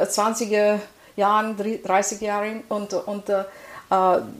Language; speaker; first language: German; non-native, fluent; Serbian